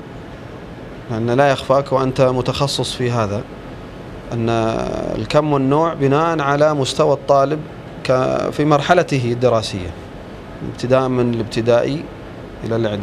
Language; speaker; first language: Arabic; native; Arabic